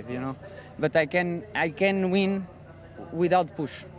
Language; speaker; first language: English; non-native, learner; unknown